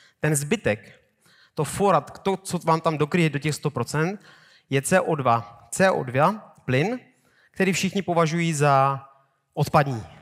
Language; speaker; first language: Czech; native; Czech